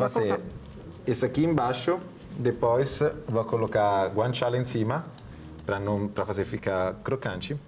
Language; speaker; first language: Portuguese; non-native, fluent; Italian